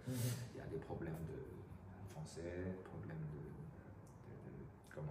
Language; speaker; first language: French; non-native, learner; Chinese